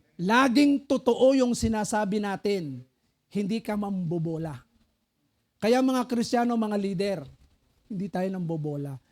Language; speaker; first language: Filipino; non-native, local second language; Pampanga